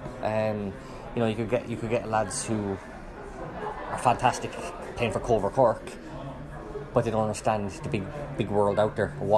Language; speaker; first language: English; native; English